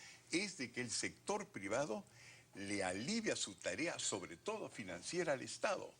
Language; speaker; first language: Spanish; native; Spanish